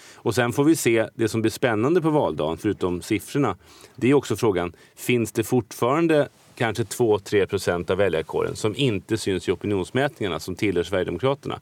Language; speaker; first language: Swedish; native; Swedish